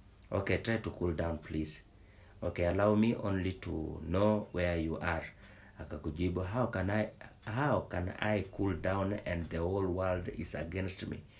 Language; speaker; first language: English; non-native, local second language; Swahili